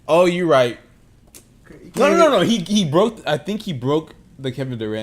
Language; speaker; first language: English; native; English